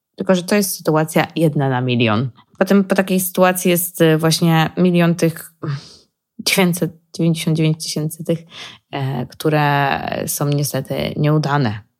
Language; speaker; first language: Polish; early bilingual, heritage; Polish